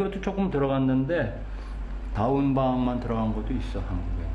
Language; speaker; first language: Korean; native; Korean